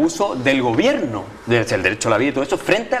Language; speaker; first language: Spanish; native; Spanish